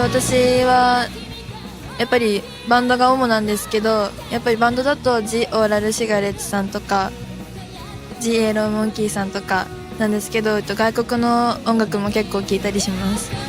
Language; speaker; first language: Japanese; native; Japanese